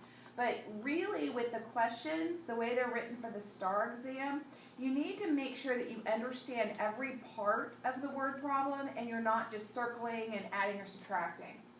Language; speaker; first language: English; native; English